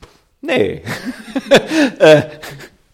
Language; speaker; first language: German; native; German